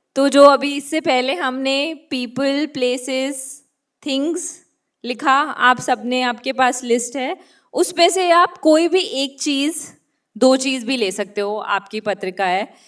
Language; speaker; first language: Hindi; native; Hindi